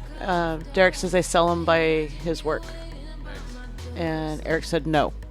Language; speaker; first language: English; native; English